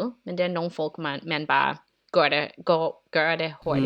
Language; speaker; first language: Danish; non-native, learner; English